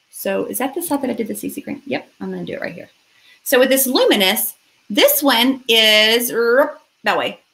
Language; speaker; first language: English; native; English